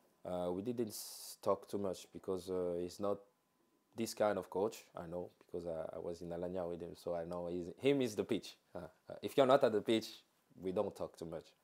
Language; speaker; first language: English; non-native, fluent; French